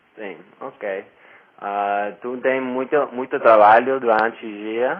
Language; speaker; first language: Portuguese; non-native, learner; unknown